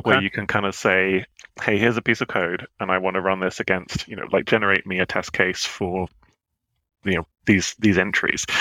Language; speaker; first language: English; native; English